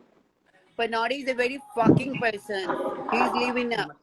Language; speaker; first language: English; non-native, learner; Hindi